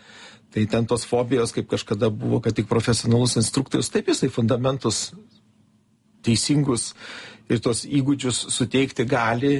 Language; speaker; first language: Lithuanian; native; Lithuanian